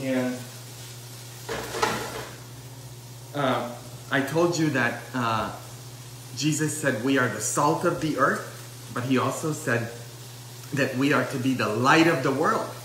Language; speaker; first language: English; early bilingual, other home language; Polish